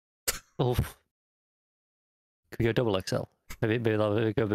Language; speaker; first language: English; native; English